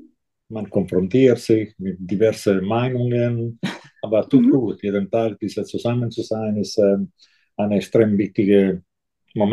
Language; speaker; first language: German; non-native, fluent; Italian